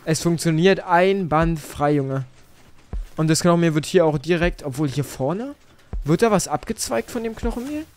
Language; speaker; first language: German; native; German